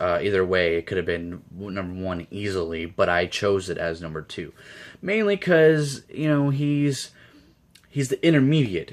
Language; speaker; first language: English; native; English